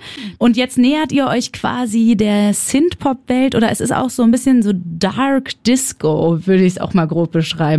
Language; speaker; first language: German; native; German